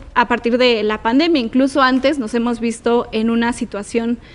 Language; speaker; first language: Spanish; native; Spanish